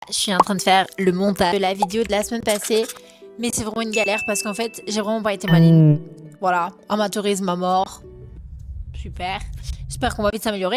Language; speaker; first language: French; native; French